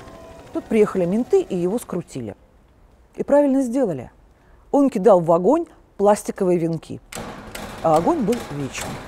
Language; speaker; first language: Russian; native; Russian